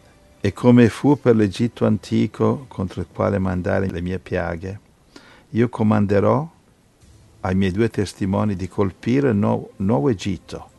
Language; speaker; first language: Italian; native; Italian